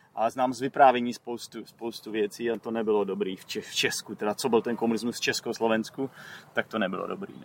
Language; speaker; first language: Czech; native; Czech